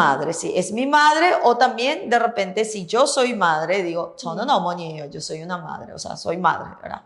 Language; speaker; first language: Spanish; native; Spanish